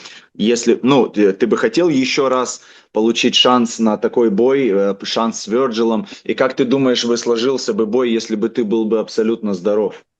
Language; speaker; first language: Russian; native; Russian